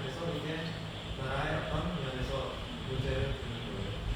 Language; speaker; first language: Korean; non-native, learner; Khmer